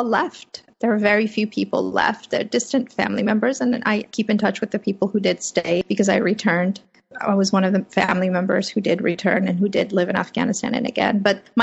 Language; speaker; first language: English; early bilingual, other home language; Persian